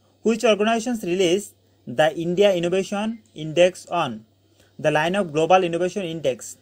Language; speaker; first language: English; non-native, local second language; Bangla